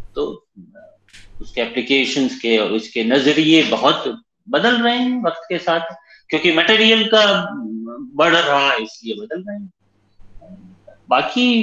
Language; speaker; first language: Hindi; native; Hindi